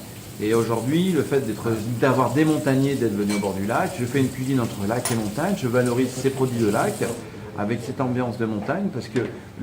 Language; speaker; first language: French; native; French